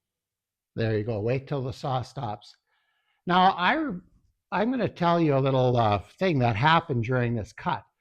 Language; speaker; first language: English; native; English